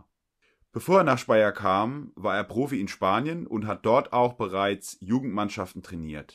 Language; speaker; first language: German; native; German